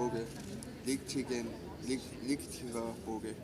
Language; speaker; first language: German; non-native, learner; Korean